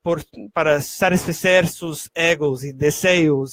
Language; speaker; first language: Spanish; non-native, fluent; English